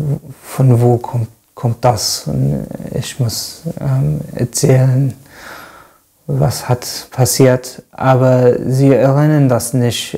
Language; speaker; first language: German; non-native, learner; English